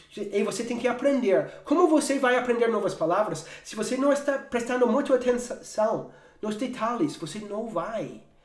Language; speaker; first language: Portuguese; non-native, fluent; English